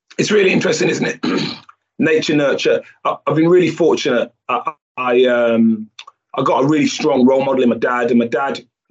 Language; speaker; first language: English; native; English